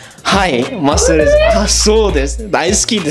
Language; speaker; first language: Japanese; non-native, learner; French